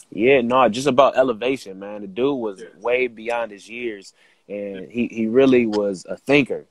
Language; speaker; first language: English; native; English